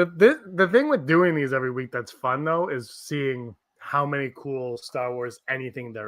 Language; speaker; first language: English; native; English